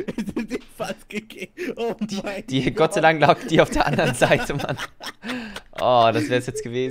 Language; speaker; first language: German; native; German